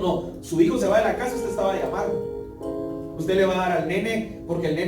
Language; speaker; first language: Spanish; native; Spanish